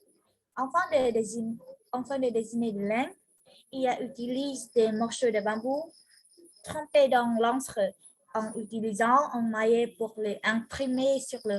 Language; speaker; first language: French; non-native, learner; Vietnamese